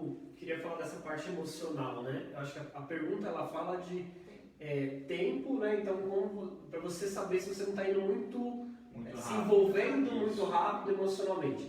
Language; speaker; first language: Portuguese; native; Portuguese